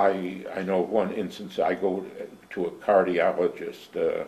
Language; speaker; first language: English; native; English